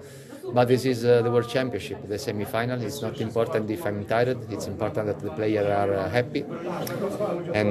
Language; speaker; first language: English; non-native, fluent; Italian